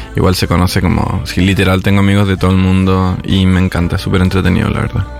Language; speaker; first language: Spanish; native; Spanish